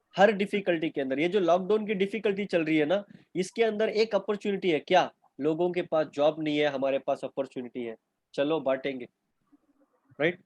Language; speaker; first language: Hindi; non-native, local second language; Urdu